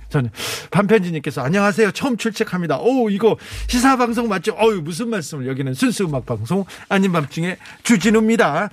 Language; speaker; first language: Korean; native; Korean